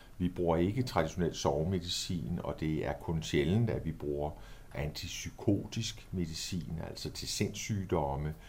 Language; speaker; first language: Danish; native; Danish